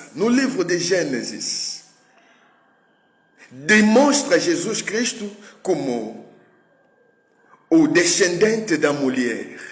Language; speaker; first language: Portuguese; non-native, fluent; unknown